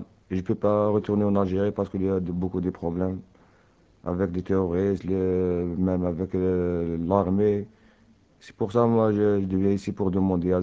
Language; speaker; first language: French; non-native, learner; Arabic